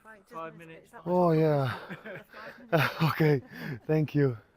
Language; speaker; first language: English; non-native, fluent; Polish